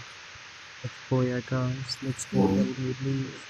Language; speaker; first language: English; non-native, learner; Arabic